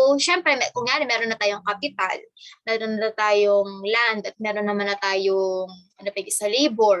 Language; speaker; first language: Filipino; native; Filipino